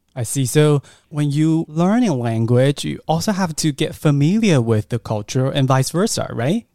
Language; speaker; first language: English; non-native, fluent; Chinese